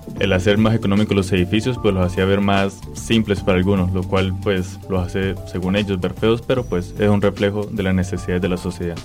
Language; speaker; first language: Spanish; native; Spanish